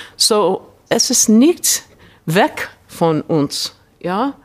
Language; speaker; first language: German; non-native, learner; English